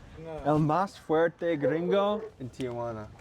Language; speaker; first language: Spanish; non-native, learner; English